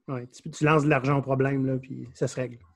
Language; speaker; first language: French; native; French